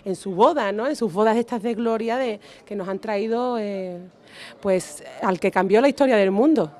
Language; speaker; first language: Spanish; native; Spanish